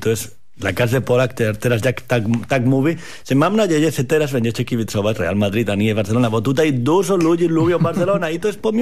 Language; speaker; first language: Polish; non-native, fluent; Spanish